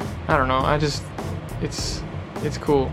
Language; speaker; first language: English; native; English